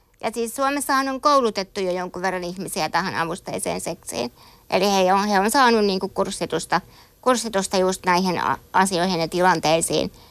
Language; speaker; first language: Finnish; native; Finnish